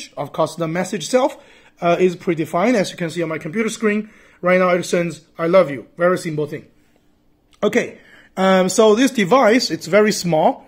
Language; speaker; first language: English; non-native, fluent; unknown